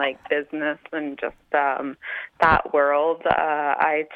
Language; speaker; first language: English; native; English